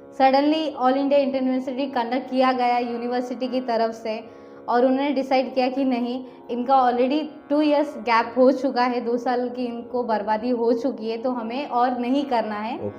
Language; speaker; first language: Hindi; non-native, local second language; Nepali